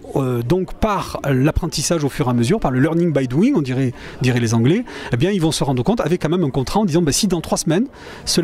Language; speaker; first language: French; native; French